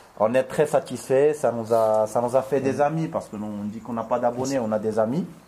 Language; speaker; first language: French; non-native, local second language; Arabic